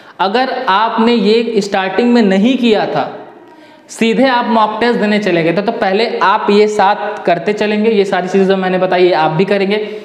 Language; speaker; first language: Hindi; native; Hindi